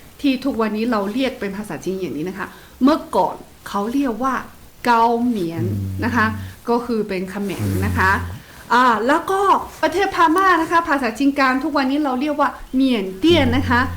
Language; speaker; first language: Thai; non-native, fluent; Chinese